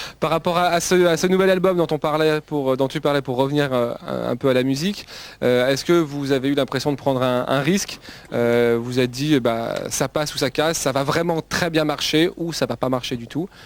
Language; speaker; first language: French; native; French